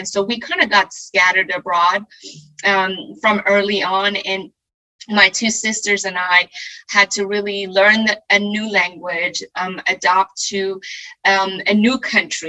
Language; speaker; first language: English; non-native, fluent; Persian